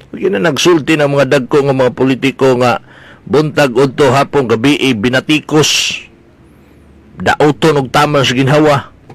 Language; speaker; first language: Cebuano; native; Cebuano